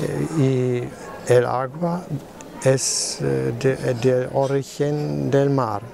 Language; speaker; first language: Spanish; non-native, learner; German